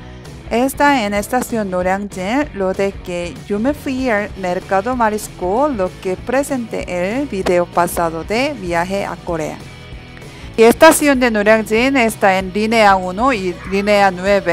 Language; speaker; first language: Spanish; non-native, learner; Korean